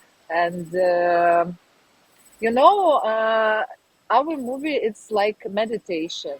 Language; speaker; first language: English; non-native, learner; Ukrainian